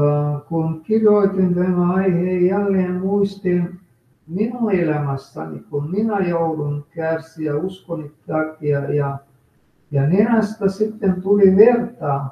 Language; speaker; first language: Finnish; non-native, fluent; Russian